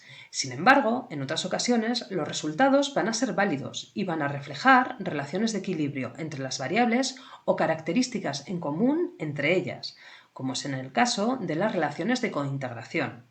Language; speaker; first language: Spanish; native; Spanish